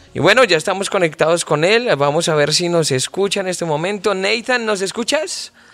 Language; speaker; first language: Spanish; native; Spanish